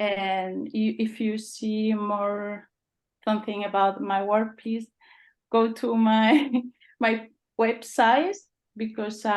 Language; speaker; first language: English; non-native, learner; Spanish